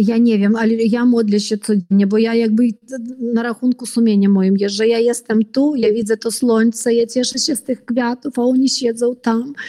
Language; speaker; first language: Polish; early bilingual, heritage; Polish